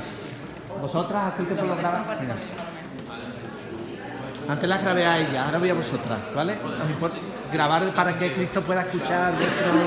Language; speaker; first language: Spanish; native; Spanish